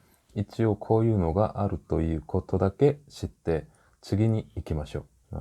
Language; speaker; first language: Japanese; non-native, fluent; Korean